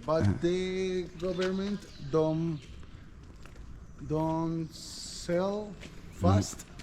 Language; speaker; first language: English; non-native, learner; Spanish